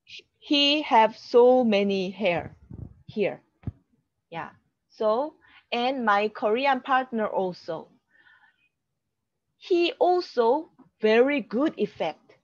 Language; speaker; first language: English; non-native, learner; Korean